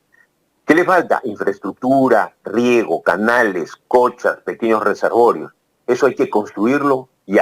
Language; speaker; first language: Spanish; native; Spanish